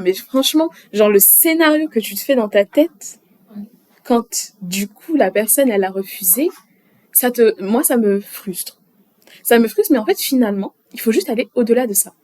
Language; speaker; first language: French; native; French